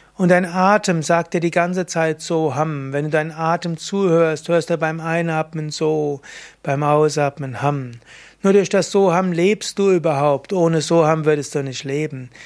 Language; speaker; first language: German; native; German